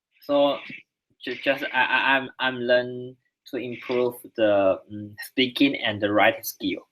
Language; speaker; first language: English; non-native, learner; Chinese